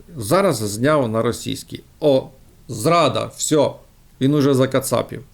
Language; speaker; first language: Ukrainian; non-native, local second language; Russian